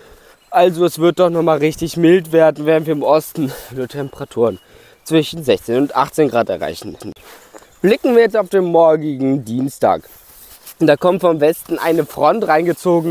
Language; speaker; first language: German; native; German